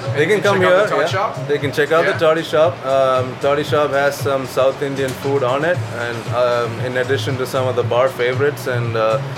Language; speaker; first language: English; non-native, local second language; Malayalam